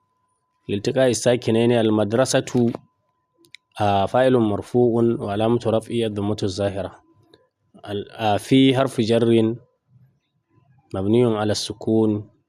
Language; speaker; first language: Arabic; non-native, fluent; Hausa